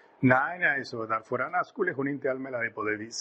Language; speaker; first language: Swedish; non-native, fluent; Spanish